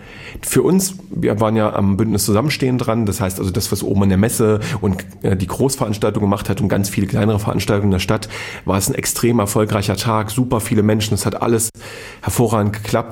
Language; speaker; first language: German; native; German